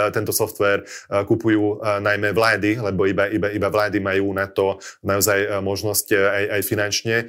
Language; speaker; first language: Slovak; non-native, local second language; Hungarian